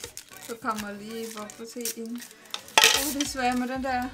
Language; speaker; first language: Danish; non-native, learner; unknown